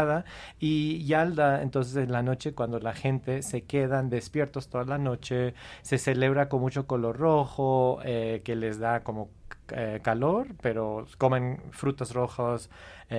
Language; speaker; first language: Spanish; non-native, fluent; English